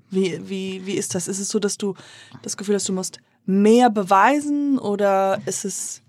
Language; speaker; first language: German; non-native, fluent; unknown